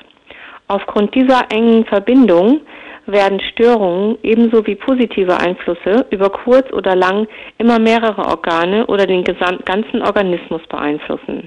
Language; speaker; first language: German; native; German